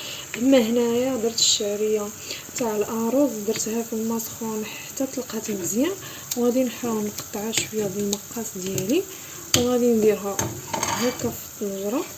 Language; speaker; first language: Arabic; native; Arabic